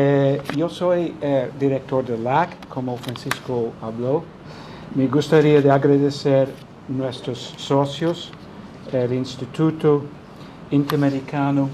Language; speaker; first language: Spanish; non-native, fluent; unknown